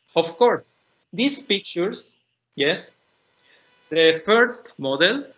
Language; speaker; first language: English; non-native, fluent; Spanish